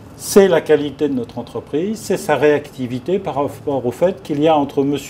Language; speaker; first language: French; native; French